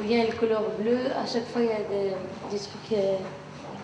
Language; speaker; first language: French; non-native, learner; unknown